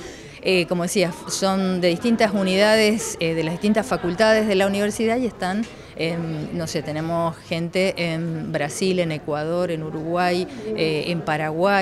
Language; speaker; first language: Spanish; native; Spanish